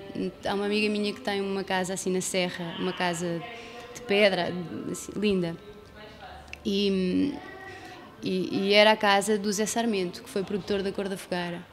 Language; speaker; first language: Portuguese; native; Portuguese